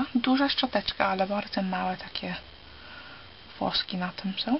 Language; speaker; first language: Polish; early bilingual, heritage; Polish